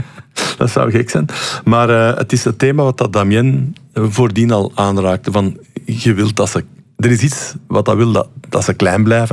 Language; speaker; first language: Dutch; native; Dutch